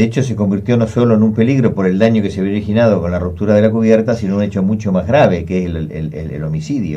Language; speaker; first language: Spanish; native; Spanish